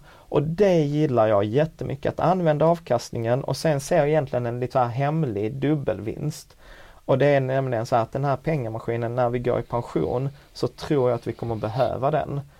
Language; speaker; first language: Swedish; early bilingual, other home language; Czech